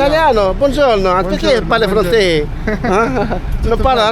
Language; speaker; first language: Italian; non-native, learner; Arabic